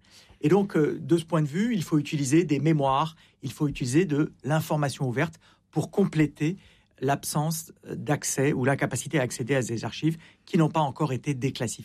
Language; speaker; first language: French; native; French